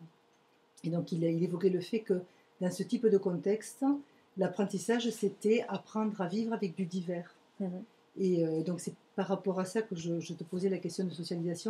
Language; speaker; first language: French; native; French